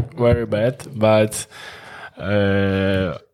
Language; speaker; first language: English; non-native, learner; Russian